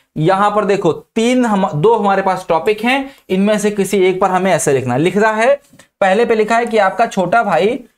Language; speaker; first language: Hindi; native; Hindi